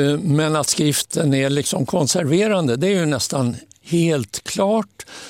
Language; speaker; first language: Swedish; native; Swedish